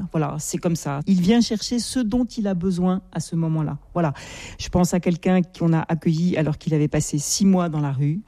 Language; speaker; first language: French; native; French